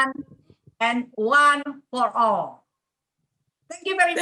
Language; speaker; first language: English; non-native, learner; Indonesian